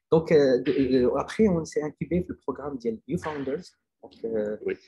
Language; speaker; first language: French; non-native, local second language; Arabic